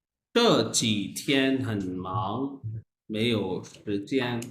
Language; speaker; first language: Chinese; non-native, fluent; Urdu